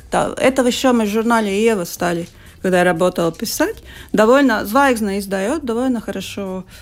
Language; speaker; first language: Russian; non-native, local second language; Latvian